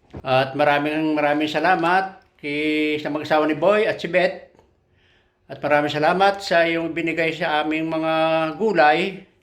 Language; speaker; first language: Filipino; native; Filipino